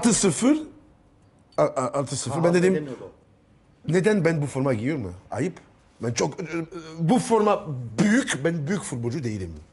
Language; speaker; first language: Turkish; non-native, learner; French